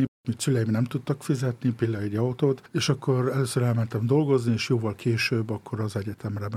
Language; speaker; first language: Hungarian; early bilingual, heritage; Hungarian